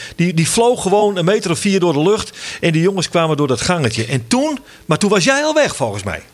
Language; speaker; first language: Dutch; non-native, local second language; Western Frisian